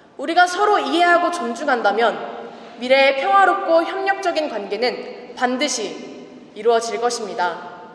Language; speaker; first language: Korean; non-native, fluent; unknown